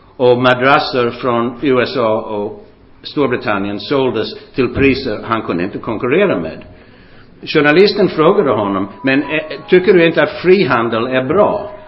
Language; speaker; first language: Swedish; non-native, fluent; English